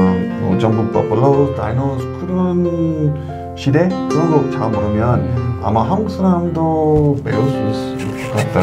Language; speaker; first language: Korean; non-native, learner; English